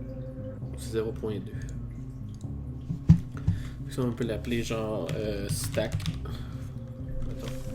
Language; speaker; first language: French; native; French